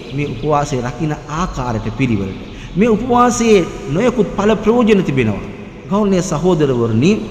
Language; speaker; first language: Sinhala; non-native, local second language; Tamil